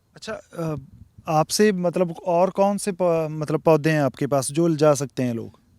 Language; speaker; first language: Hindi; non-native, local second language; Punjabi